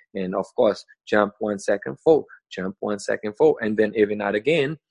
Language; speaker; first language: English; non-native, learner; Portuguese